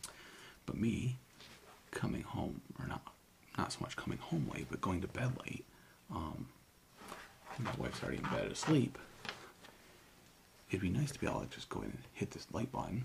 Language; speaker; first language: English; native; English